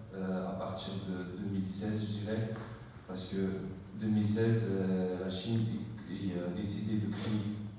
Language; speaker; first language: French; non-native, fluent; Uyghur